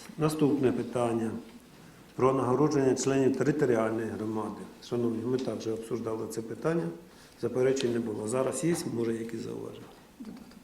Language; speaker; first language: Ukrainian; non-native, local second language; Russian